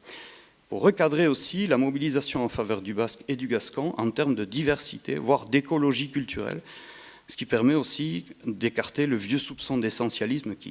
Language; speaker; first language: French; native; French